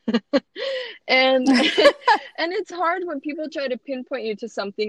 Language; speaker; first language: English; non-native, fluent; Swedish